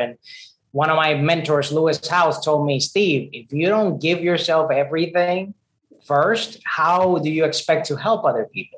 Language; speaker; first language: English; non-native, fluent; Spanish